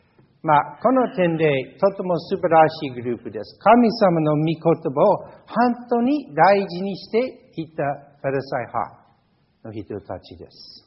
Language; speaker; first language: Japanese; non-native, fluent; English